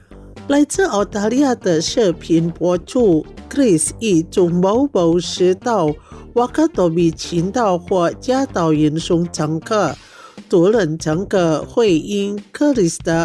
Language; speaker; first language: Chinese; non-native, fluent; Indonesian